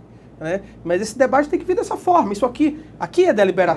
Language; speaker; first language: Portuguese; native; Portuguese